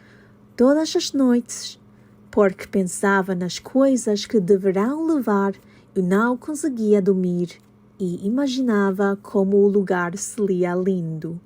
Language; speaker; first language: Portuguese; non-native, learner; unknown